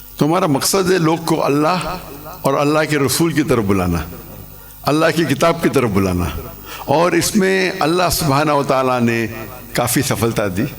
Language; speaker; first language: Urdu; non-native, local second language; English